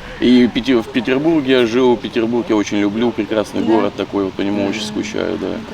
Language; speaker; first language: Russian; native; Russian